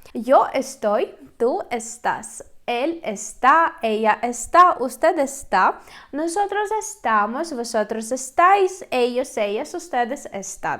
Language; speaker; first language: Spanish; non-native, fluent; Ukrainian